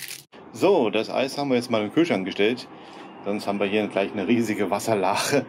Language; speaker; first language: German; native; German